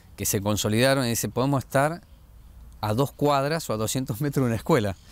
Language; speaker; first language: Spanish; native; Spanish